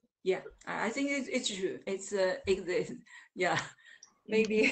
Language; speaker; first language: English; non-native, learner; Chinese